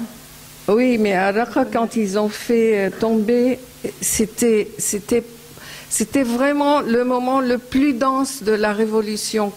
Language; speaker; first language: French; non-native, fluent; Arabic